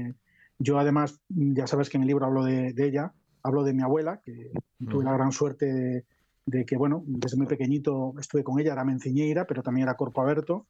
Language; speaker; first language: Spanish; native; Spanish